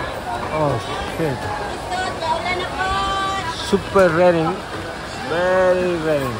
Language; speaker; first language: English; non-native, learner; Spanish